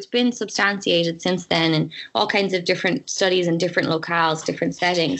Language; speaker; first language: English; native; English